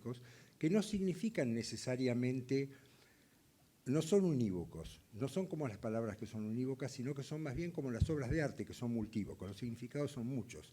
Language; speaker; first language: Spanish; native; Spanish